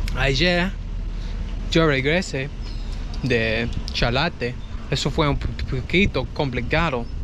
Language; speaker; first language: Spanish; non-native, learner; English